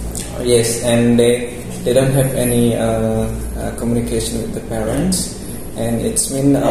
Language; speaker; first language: English; non-native, local second language; Indonesian